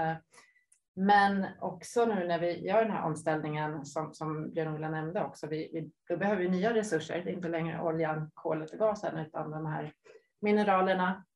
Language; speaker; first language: Swedish; native; Swedish